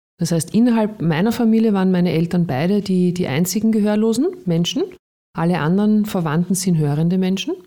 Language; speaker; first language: German; native; German